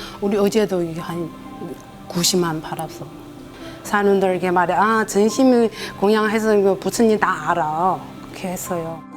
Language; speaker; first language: Korean; non-native, learner; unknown